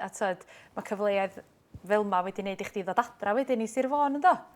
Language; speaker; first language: Welsh; native; Welsh